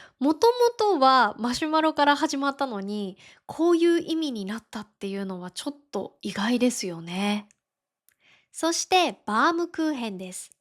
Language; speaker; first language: Japanese; native; Japanese